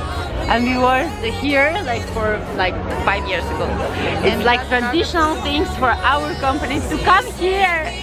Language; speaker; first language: English; non-native, fluent; Ukrainian